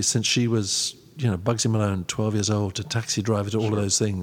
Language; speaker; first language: English; native; English